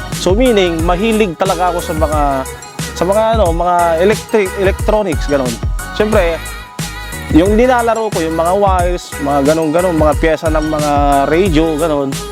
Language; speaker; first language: Filipino; non-native, local second language; Iloko